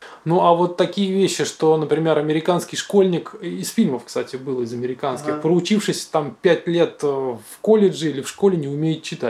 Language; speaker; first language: Russian; native; Russian